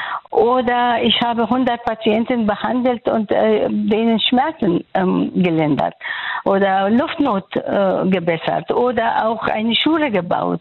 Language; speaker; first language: German; non-native, fluent; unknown